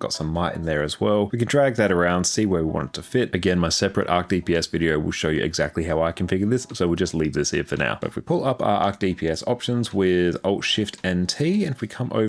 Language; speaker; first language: English; native; English